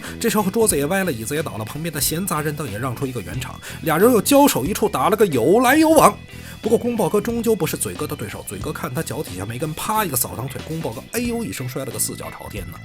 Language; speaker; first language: Chinese; native; Chinese